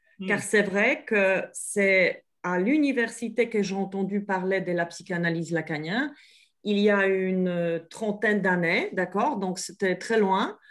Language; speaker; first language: French; non-native, fluent; Polish